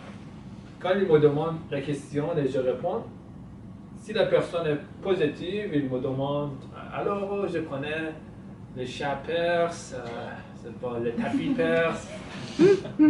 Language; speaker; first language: French; non-native, fluent; Persian